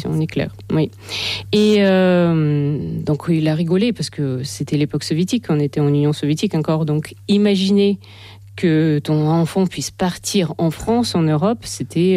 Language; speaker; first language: French; non-native, fluent; Russian